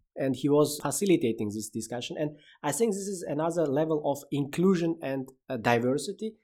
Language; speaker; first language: English; non-native, fluent; Uzbek